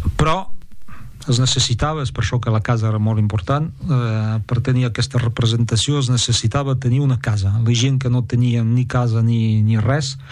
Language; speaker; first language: Catalan; non-native, local second language; French